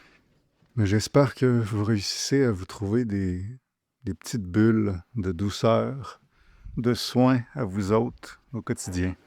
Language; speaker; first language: French; native; French